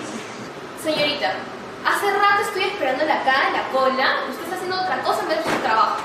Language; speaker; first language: Spanish; native; Spanish